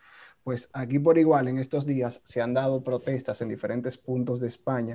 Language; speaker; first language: Spanish; native; Spanish